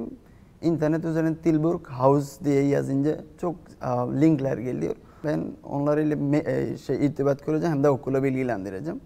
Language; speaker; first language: Turkish; non-native, fluent; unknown